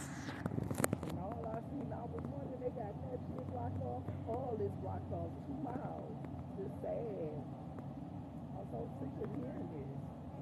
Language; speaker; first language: English; native; English